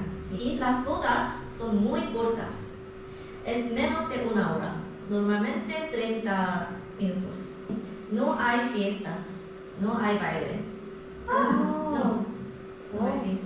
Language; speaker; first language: Spanish; non-native, learner; Korean